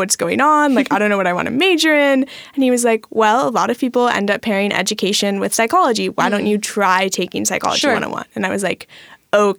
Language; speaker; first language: English; native; English